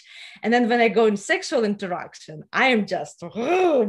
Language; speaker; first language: English; non-native, fluent; Russian